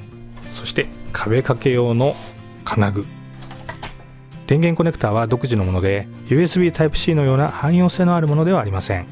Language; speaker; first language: Japanese; native; Japanese